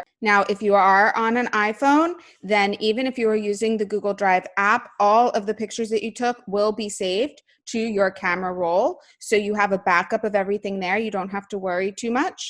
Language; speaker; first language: English; native; English